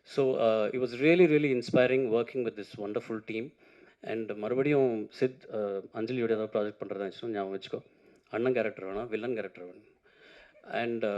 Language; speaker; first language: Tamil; non-native, local second language; Telugu